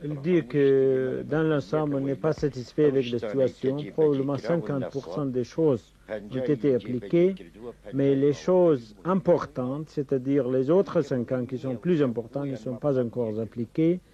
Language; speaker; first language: French; non-native, fluent; Kurdish